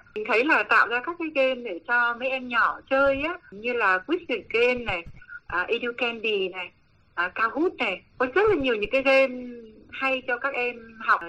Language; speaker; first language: Vietnamese; native; Vietnamese